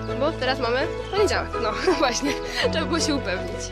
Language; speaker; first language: Polish; native; Polish